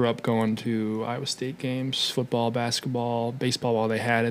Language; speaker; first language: English; native; English